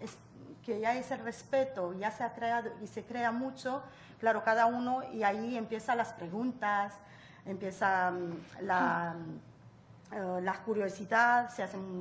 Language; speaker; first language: Spanish; non-native, fluent; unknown